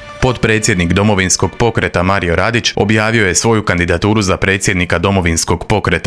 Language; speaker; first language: Croatian; native; Croatian